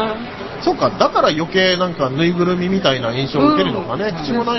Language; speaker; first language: Japanese; native; Japanese